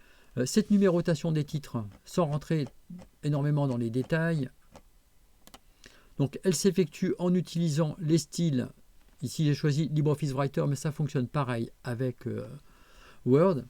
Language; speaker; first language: French; native; French